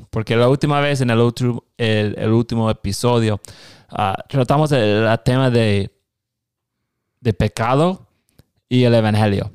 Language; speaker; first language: Spanish; non-native, fluent; English